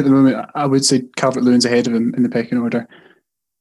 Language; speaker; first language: English; native; English